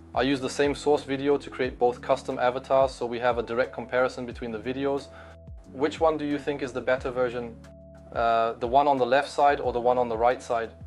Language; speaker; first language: English; non-native, fluent; German